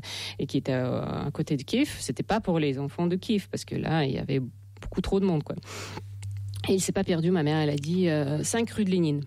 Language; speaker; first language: French; non-native, fluent; Russian